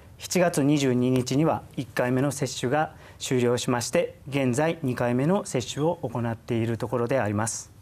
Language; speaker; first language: Japanese; native; Japanese